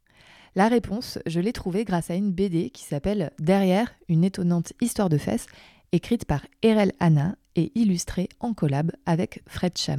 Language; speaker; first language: French; native; French